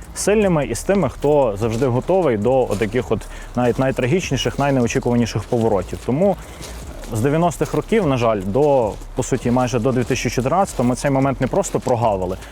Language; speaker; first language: Ukrainian; native; Ukrainian